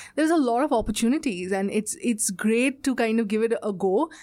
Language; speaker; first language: English; non-native, local second language; Bangla